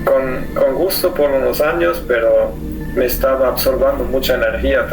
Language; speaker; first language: Spanish; non-native, fluent; German